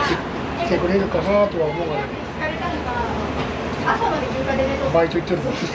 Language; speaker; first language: Japanese; native; Japanese